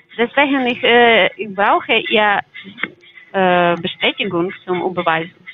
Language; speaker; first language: German; non-native, learner; Russian